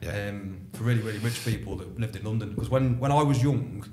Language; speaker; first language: English; native; English